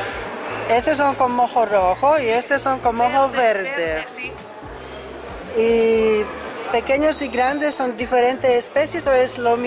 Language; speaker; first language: Spanish; non-native, learner; Polish